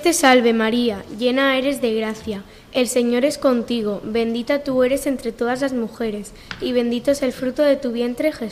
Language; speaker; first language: Spanish; native; Spanish